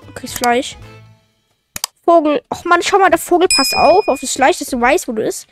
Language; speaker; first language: German; native; German